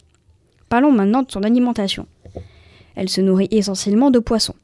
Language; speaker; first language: French; native; French